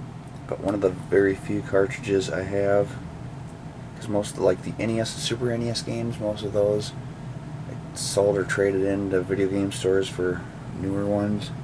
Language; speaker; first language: English; native; English